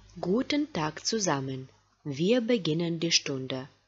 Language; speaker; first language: German; non-native, fluent; Russian